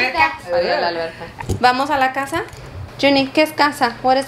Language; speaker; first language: Spanish; early bilingual, heritage; Spanish